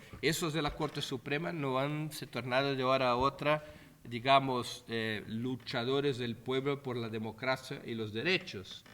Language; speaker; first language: Spanish; non-native, fluent; Portuguese